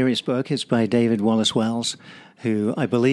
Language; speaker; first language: English; native; English